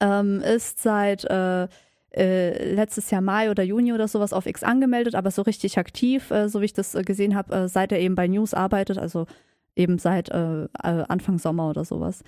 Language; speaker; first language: German; native; German